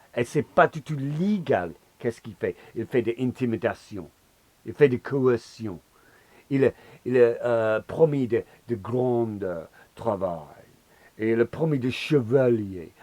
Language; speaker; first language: French; non-native, learner; English